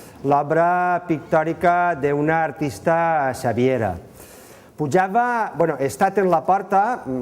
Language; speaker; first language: Catalan; native; Catalan